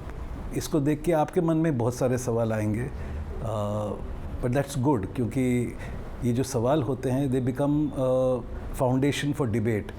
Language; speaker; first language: Hindi; native; Hindi